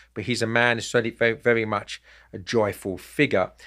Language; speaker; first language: English; native; English